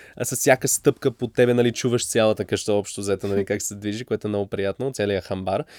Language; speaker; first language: Bulgarian; early bilingual, heritage; English